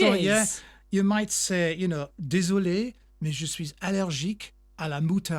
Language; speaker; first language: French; non-native, fluent; English